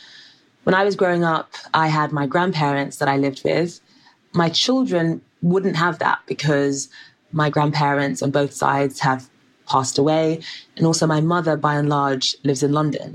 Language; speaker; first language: English; native; English